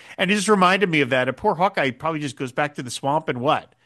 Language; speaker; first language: English; native; English